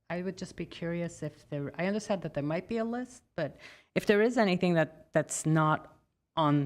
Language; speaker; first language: English; native; English